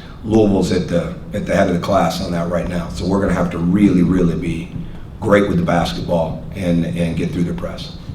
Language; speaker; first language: English; native; English